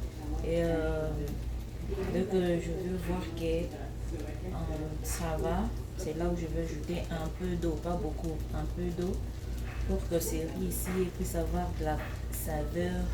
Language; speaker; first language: French; non-native, local second language; Lingala